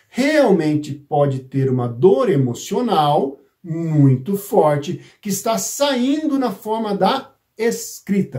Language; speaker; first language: Portuguese; native; Portuguese